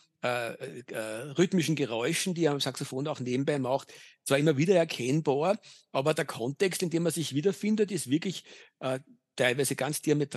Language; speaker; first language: German; native; German